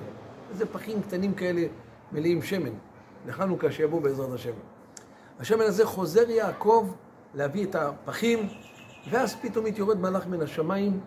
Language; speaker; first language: Hebrew; native; Hebrew